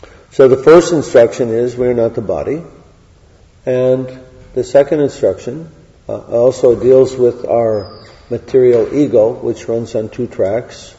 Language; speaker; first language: English; native; English